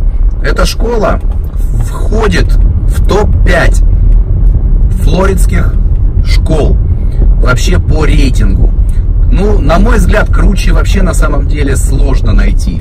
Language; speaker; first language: Russian; native; Russian